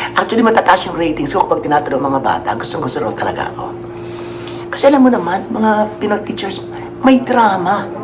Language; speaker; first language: Filipino; native; Filipino